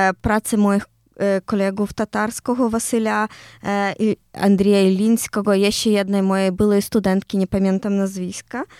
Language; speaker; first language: Polish; non-native, learner; Ukrainian